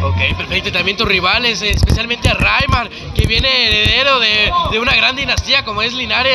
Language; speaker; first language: Spanish; native; Spanish